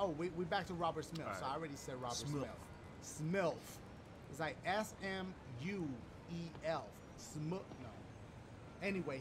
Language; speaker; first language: English; early bilingual, other home language; Spanish